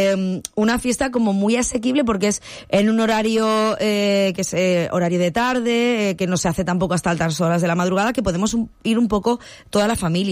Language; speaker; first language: Spanish; native; Spanish